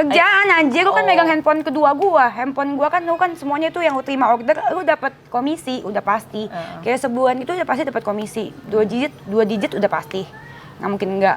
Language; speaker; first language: Indonesian; native; Indonesian